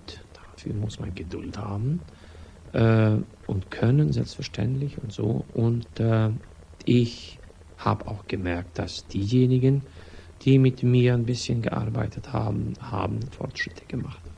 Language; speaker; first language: German; non-native, fluent; Swedish